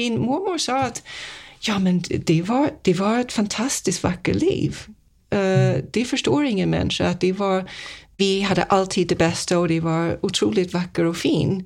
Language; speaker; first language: Swedish; non-native, fluent; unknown